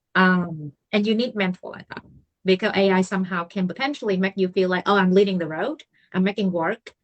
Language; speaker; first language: English; non-native, fluent; Vietnamese